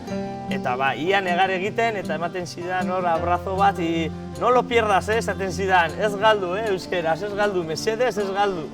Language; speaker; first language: Basque; non-native, local second language; Spanish